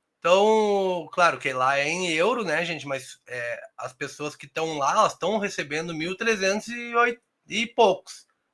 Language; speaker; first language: Portuguese; native; Portuguese